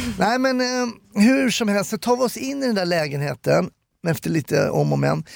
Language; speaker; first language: Swedish; native; Swedish